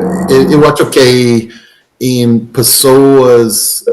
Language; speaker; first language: Portuguese; non-native, learner; English